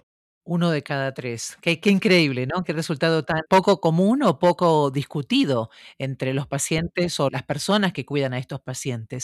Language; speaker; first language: Spanish; native; Spanish